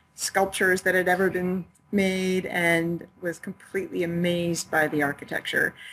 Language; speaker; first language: English; native; English